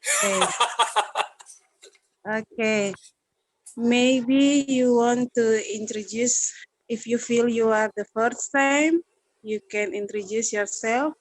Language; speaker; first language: English; non-native, learner; Indonesian